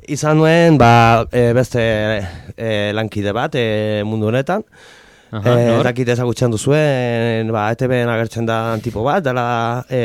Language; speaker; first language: Basque; non-native, local second language; Spanish